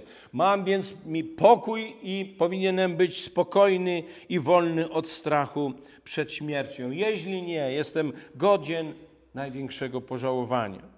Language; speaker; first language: Polish; native; Polish